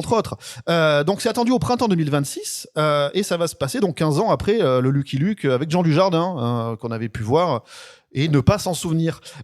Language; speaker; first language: French; native; French